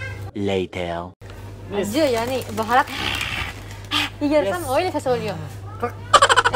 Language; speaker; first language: Turkish; non-native, learner; Indonesian